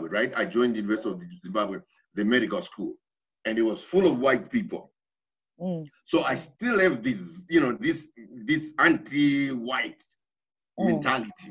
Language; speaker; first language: English; non-native, local second language; Shona